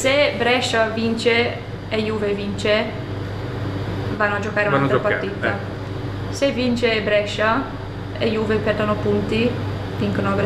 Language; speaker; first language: Italian; non-native, fluent; English